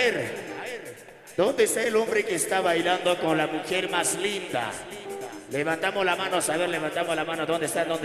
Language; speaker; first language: Spanish; native; Spanish